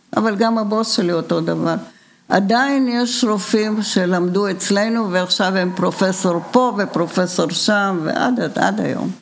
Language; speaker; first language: Hebrew; early bilingual, other home language; Bulgarian